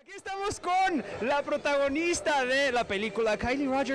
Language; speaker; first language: Spanish; native; Spanish